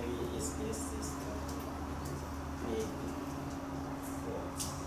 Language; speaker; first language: English; non-native, learner; Chinese